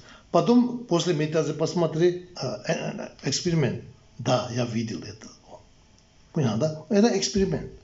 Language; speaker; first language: Russian; non-native, learner; Tibetan